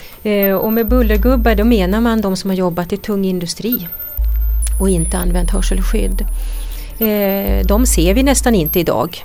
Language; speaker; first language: Swedish; native; Swedish